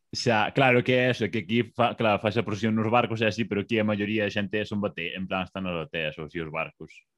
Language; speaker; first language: Galician; non-native, local second language; Spanish